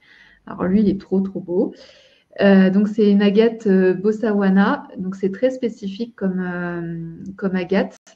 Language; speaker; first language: French; native; French